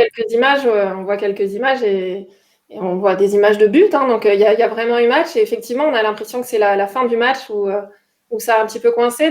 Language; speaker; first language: French; native; French